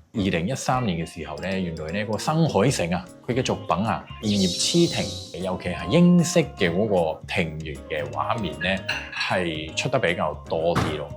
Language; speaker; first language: Cantonese; non-native, fluent; Japanese